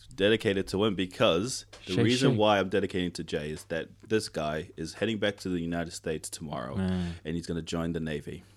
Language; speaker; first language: English; non-native, fluent; Tongan